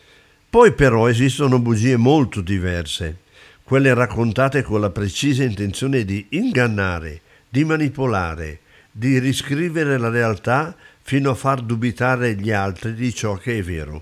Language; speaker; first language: Italian; native; Italian